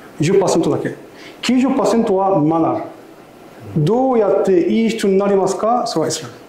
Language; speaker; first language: Japanese; non-native, learner; Arabic